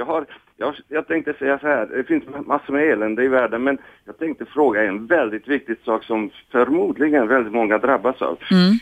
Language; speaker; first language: Swedish; non-native, fluent; Hungarian